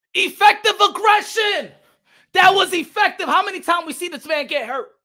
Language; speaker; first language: English; native; English